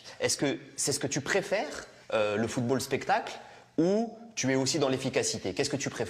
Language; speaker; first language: French; native; French